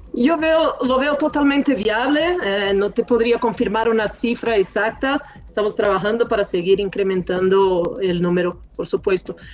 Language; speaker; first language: Spanish; non-native, fluent; Portuguese